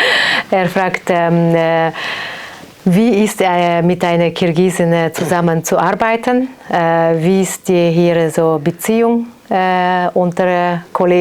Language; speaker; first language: German; non-native, fluent; Kyrgyz